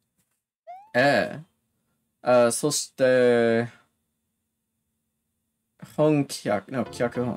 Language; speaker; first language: Japanese; non-native, learner; English